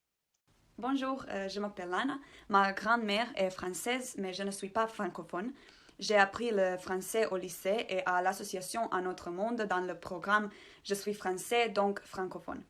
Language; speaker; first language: French; non-native, learner; Croatian